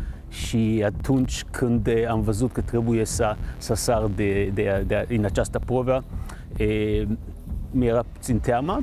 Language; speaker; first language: Romanian; non-native, fluent; Hebrew